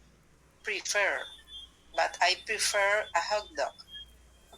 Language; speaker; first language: English; non-native, learner; Spanish